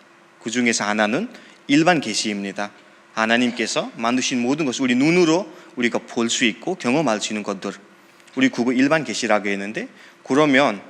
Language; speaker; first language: Korean; non-native, fluent; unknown